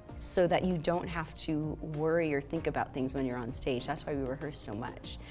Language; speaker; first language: English; native; English